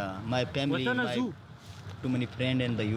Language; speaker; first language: English; non-native, learner; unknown